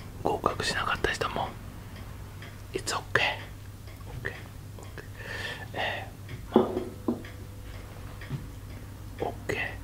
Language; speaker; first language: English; non-native, learner; Japanese